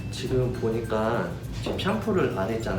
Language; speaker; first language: Korean; native; Korean